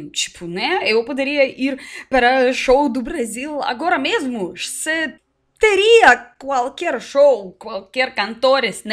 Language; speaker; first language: Portuguese; non-native, learner; Russian